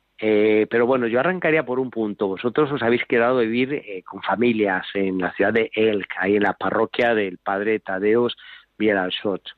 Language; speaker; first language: Spanish; native; Spanish